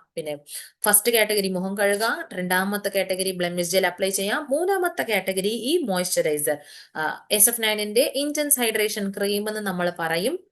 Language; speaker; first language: Malayalam; early bilingual, heritage; Malayalam